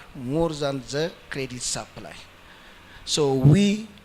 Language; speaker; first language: English; non-native, local second language; Amharic